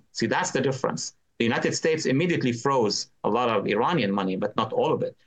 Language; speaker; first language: English; non-native, fluent; Arabic